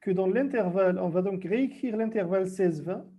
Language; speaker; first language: French; non-native, local second language; Arabic